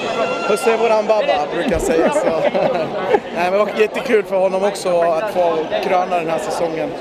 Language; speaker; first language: Swedish; native; Swedish